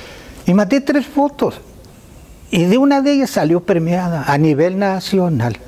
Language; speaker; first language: Spanish; native; Spanish